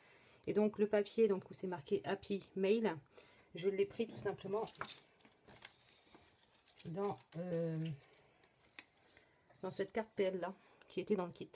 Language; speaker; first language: French; native; French